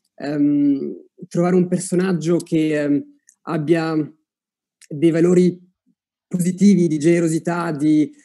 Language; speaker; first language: Italian; early bilingual, other home language; Arabic